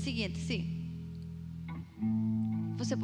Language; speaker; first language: Portuguese; non-native, learner; Spanish